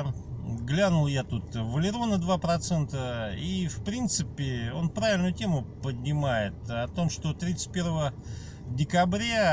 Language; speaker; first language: Russian; native; Russian